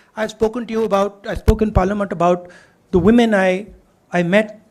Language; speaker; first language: English; non-native, local second language; Hindi